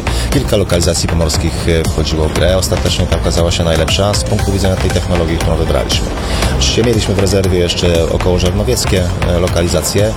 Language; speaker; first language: Polish; native; Polish